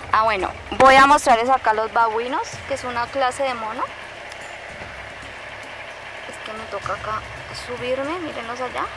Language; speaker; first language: Spanish; native; Spanish